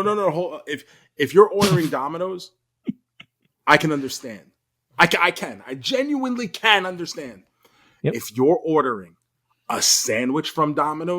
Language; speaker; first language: English; native; English